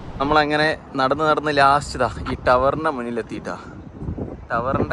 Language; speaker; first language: English; non-native, local second language; Malayalam